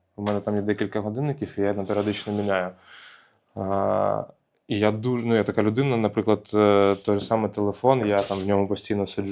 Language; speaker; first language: Ukrainian; native; Ukrainian